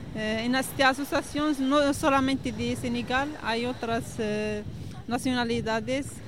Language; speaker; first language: Spanish; non-native, learner; Arabic